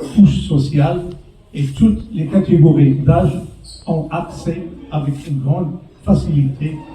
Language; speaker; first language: French; non-native, local second language; Arabic